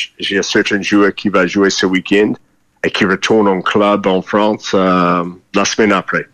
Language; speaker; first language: French; non-native, fluent; English